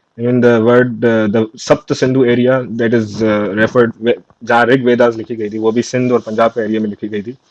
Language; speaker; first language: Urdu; non-native, local second language; Sindhi